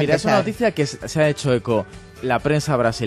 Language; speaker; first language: Spanish; native; Spanish